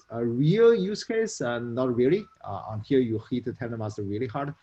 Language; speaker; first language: English; non-native, fluent; Chinese